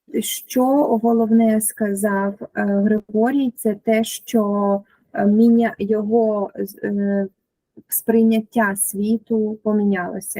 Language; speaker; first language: Ukrainian; native; Ukrainian